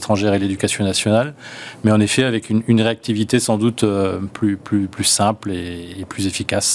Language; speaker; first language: French; native; French